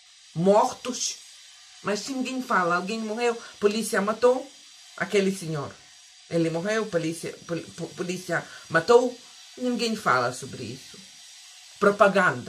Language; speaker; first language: Portuguese; non-native, fluent; Russian